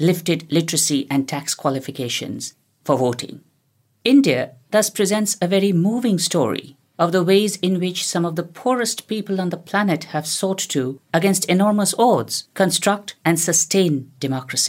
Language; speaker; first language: English; non-native, local second language; Hindi